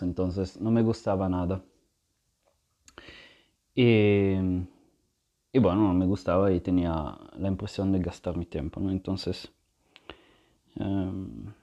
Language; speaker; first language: Spanish; non-native, fluent; Italian